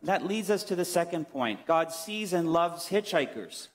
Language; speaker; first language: English; native; English